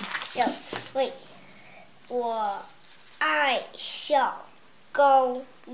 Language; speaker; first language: Chinese; early bilingual, heritage; Chinese